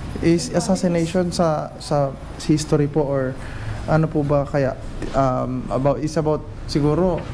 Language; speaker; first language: Filipino; native; Filipino